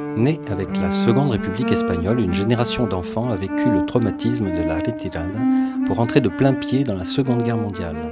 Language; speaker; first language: French; native; French